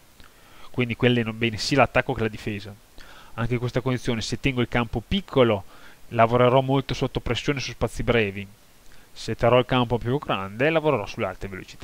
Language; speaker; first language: Italian; native; Italian